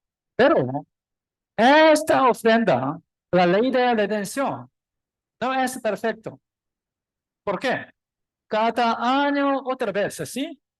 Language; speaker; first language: Spanish; non-native, learner; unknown